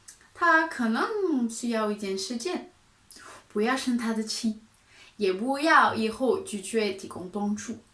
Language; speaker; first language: Chinese; non-native, fluent; French